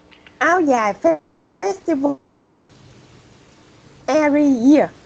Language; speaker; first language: English; non-native, learner; Vietnamese